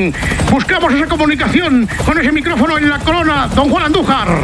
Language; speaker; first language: Spanish; native; Spanish